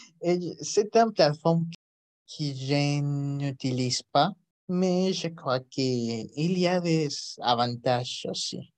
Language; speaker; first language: French; non-native, learner; Spanish